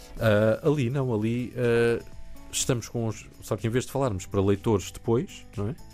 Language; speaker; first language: Portuguese; native; Portuguese